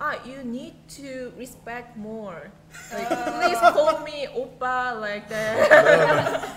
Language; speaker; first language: English; non-native, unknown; Korean